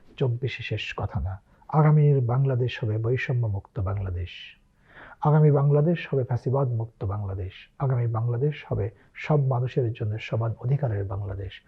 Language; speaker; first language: Bangla; native; Bangla